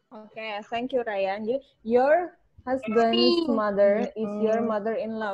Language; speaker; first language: English; non-native, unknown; Indonesian